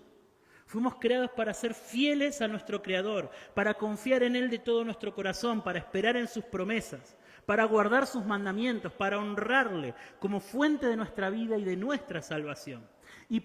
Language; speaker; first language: Spanish; native; Spanish